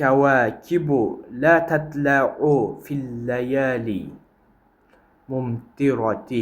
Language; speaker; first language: Arabic; non-native, fluent; Kyrgyz